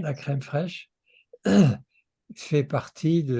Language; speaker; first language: French; non-native, fluent; English